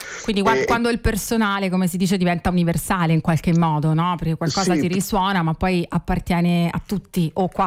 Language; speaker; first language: Italian; native; Italian